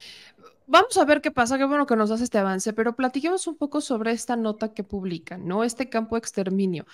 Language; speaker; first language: Spanish; native; Spanish